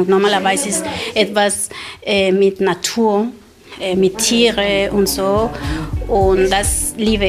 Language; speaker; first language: German; non-native, learner; Spanish